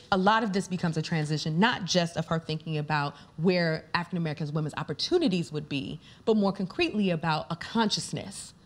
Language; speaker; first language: English; native; English